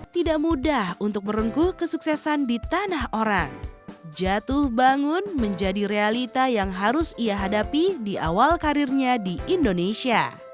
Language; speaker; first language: Indonesian; native; Indonesian